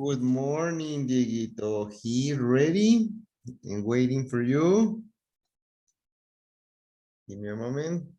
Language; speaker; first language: English; non-native, fluent; Spanish